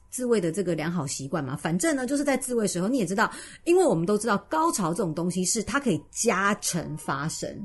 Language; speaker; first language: Chinese; native; Chinese